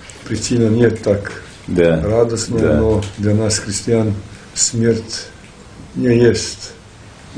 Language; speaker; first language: Russian; non-native, learner; Serbian